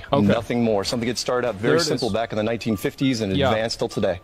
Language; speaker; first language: English; native; English